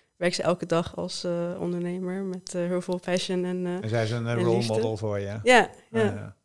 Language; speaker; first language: Dutch; early bilingual, other home language; Persian